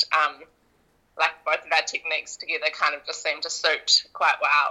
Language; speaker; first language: English; native; English